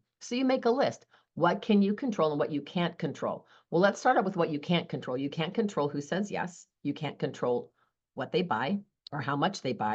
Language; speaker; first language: English; native; English